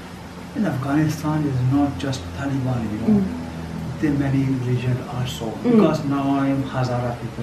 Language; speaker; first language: English; non-native, learner; Persian